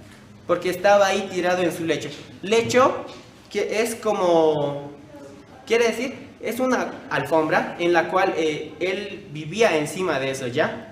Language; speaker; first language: Spanish; native; Spanish